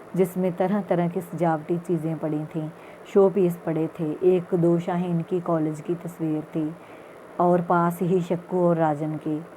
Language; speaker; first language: Hindi; non-native, local second language; Punjabi